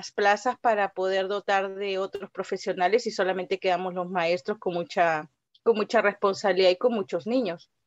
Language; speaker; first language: Spanish; native; Spanish